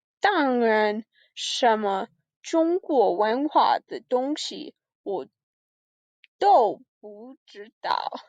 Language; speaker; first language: Chinese; non-native, learner; English